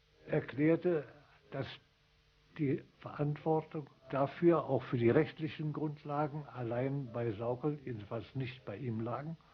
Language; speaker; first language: German; native; German